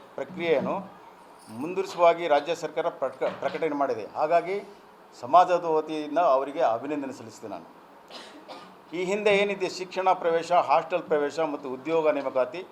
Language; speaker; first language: Kannada; non-native, local second language; Lambadi